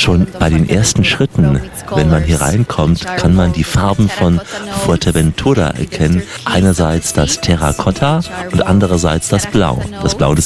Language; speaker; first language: German; native; German